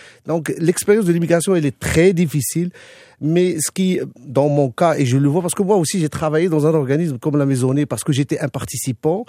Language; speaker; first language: French; non-native, local second language; Arabic